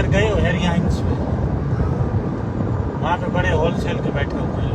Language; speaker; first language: Hindi; non-native, local second language; Sindhi